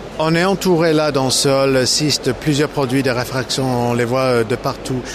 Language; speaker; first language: French; non-native, fluent; English